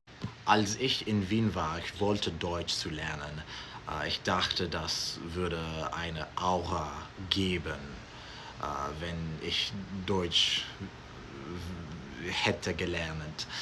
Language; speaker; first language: German; non-native, learner; English